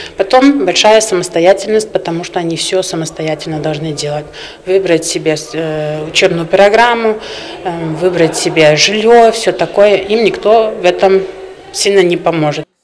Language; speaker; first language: Russian; non-native, fluent; German